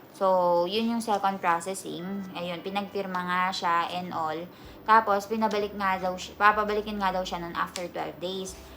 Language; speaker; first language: Filipino; native; Filipino